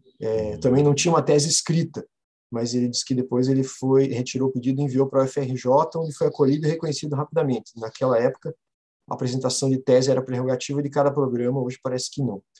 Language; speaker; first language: Portuguese; native; Portuguese